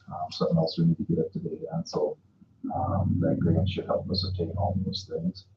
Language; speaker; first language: English; native; English